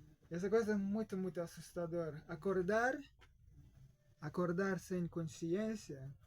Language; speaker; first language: Portuguese; non-native, fluent; Russian